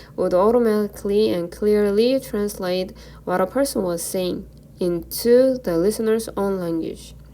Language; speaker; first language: English; non-native, fluent; Korean